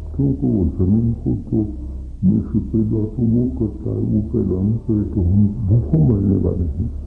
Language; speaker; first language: Hindi; non-native, local second language; Gujarati